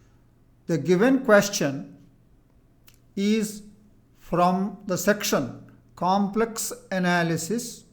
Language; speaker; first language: English; non-native, local second language; Telugu